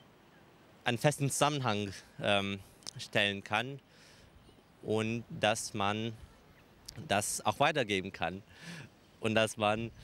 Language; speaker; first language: German; early bilingual, other home language; Romanian